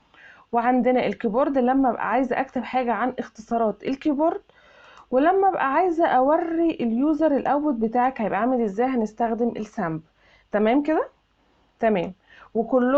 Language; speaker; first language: Arabic; native; Arabic